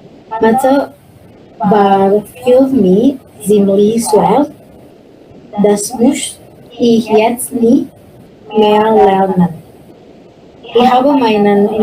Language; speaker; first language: German; non-native, learner; Indonesian